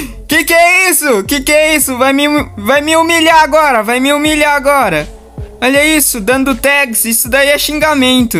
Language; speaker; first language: Portuguese; native; Portuguese